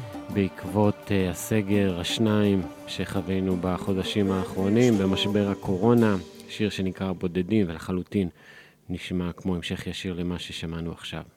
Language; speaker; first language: Hebrew; native; Hebrew